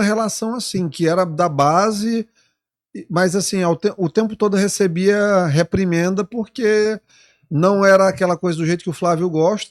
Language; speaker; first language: Portuguese; native; Portuguese